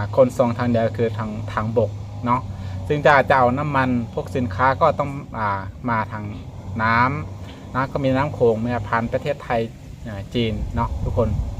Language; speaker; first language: Thai; native; Thai